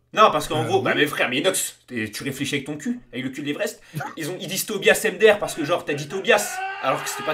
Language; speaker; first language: French; native; French